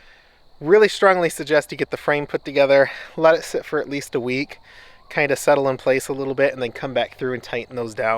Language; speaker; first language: English; native; English